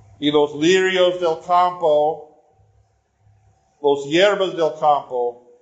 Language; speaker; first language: Spanish; non-native, learner; English